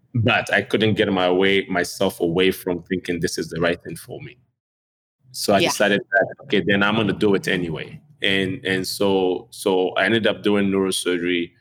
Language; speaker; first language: English; non-native, local second language; Akan